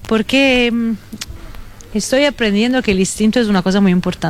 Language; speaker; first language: Spanish; non-native, fluent; Italian